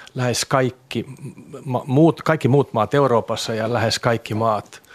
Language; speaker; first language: Finnish; non-native, local second language; Swedish